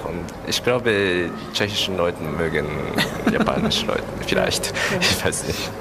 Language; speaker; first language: German; non-native, learner; Japanese